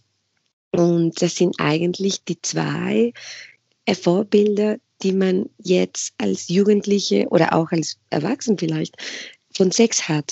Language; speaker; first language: German; non-native, fluent; Spanish